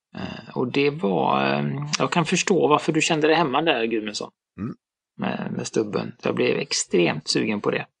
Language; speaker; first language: Swedish; native; Swedish